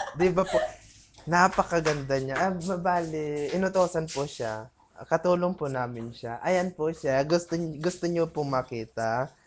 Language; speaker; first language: Filipino; non-native, local second language; Bikol